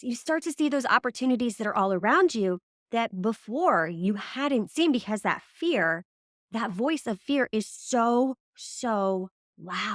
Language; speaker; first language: English; native; English